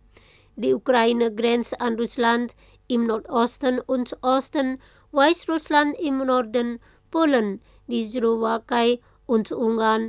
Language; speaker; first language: German; non-native, fluent; Indonesian